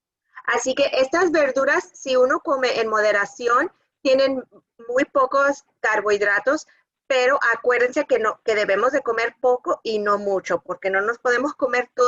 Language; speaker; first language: Spanish; early bilingual, other home language; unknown